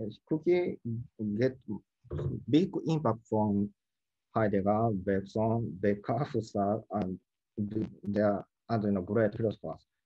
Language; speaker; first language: English; non-native, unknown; Japanese